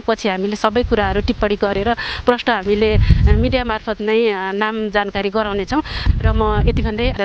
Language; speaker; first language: Nepali; native; Nepali